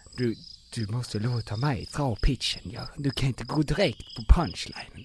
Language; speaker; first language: Swedish; native; Swedish